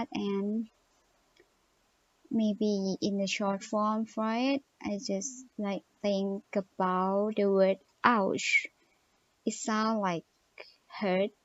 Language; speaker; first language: English; non-native, learner; Thai